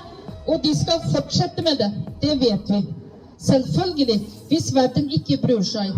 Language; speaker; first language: Norwegian; non-native, fluent; Uyghur